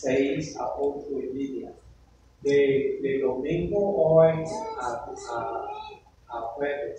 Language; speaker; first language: Spanish; non-native, learner; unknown